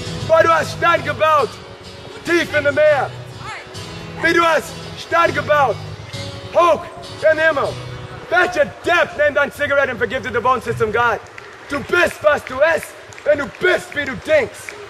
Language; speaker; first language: German; non-native, learner; English